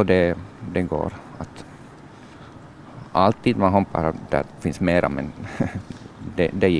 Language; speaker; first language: Swedish; non-native, learner; Finnish